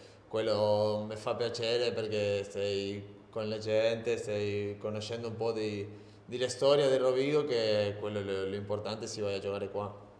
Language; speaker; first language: Italian; non-native, learner; Spanish